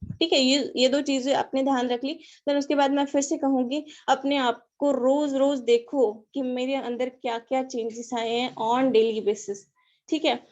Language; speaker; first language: Hindi; non-native, local second language; Marathi